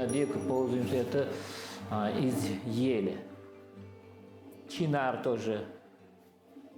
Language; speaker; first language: Russian; non-native, local second language; Uzbek